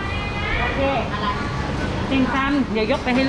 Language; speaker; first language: Thai; native; Thai